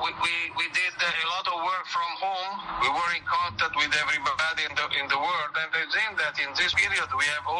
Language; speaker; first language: English; non-native, fluent; Italian